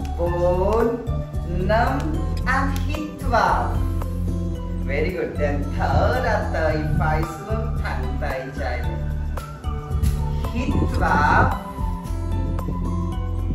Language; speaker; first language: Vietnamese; non-native, learner; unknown